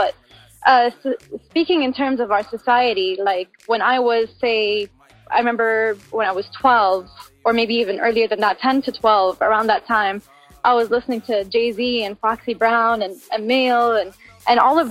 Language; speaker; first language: English; non-native, fluent; Arabic